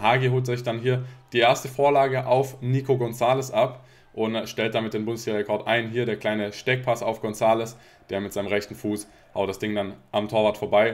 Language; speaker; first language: German; native; German